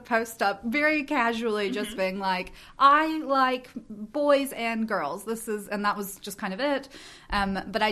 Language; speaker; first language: English; native; English